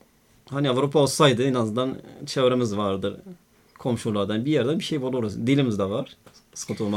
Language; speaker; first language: Turkish; non-native, fluent; Arabic